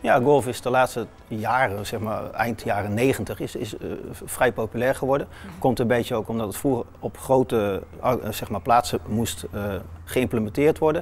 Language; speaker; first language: Dutch; native; Dutch